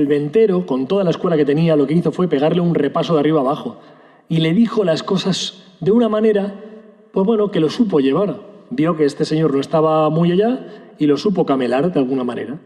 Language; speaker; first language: Spanish; native; Spanish